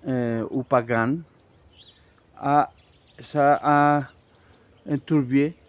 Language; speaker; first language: French; non-native, fluent; Spanish